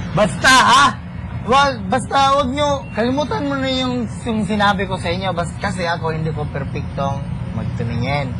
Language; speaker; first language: Filipino; non-native, local second language; Cebuano